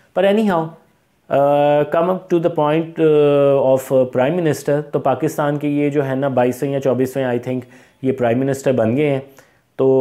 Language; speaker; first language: Urdu; non-native, local second language; Punjabi